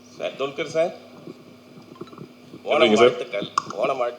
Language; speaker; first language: Tamil; native; Tamil